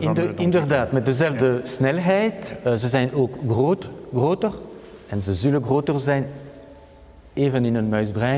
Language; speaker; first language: Dutch; non-native, local second language; French